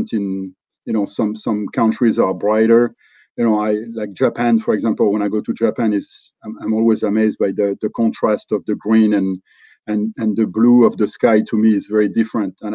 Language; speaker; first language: English; non-native, fluent; French